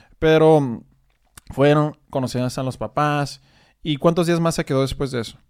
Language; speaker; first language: Spanish; native; Spanish